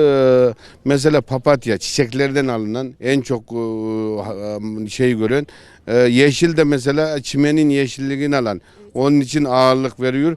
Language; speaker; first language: Turkish; non-native, local second language; Kyrgyz